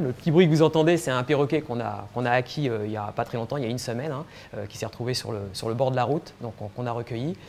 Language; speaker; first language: French; native; French